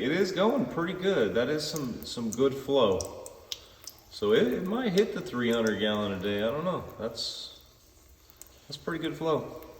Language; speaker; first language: English; native; English